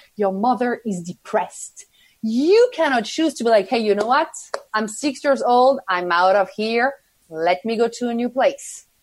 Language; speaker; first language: English; non-native, fluent; French